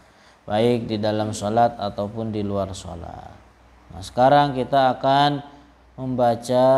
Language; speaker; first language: Indonesian; native; Indonesian